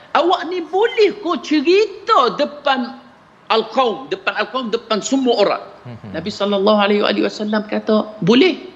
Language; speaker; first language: Malay; non-native, fluent; Arabic